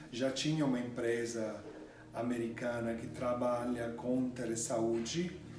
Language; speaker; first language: Portuguese; non-native, fluent; English